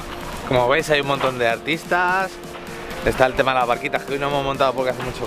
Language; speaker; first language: Spanish; native; Spanish